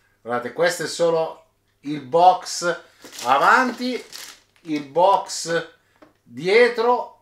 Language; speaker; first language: Italian; native; Italian